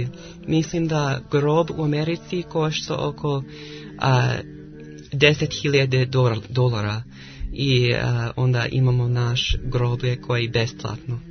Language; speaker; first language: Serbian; non-native, learner; English